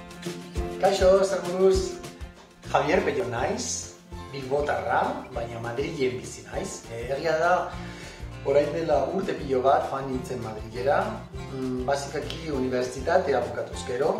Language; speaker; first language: Basque; non-native, local second language; Spanish